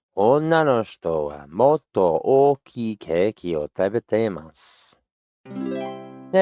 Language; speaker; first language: Japanese; non-native, learner; English